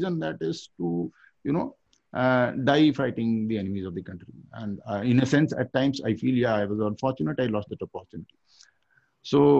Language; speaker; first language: English; non-native, local second language; Hindi